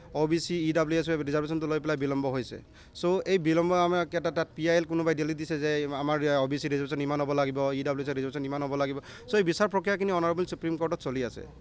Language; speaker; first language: Assamese; native; Assamese